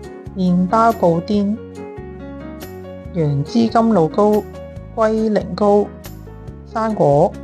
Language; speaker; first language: Chinese; native; Chinese